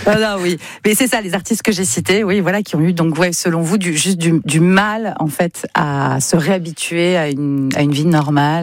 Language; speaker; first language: French; native; French